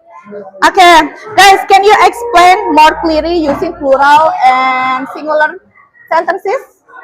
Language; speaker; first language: English; non-native, learner; Indonesian